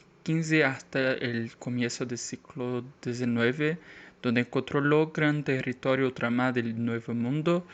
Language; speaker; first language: Spanish; non-native, learner; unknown